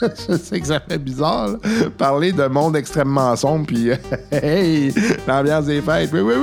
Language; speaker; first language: French; native; French